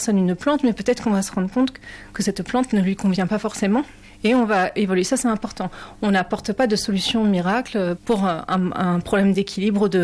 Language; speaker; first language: French; native; French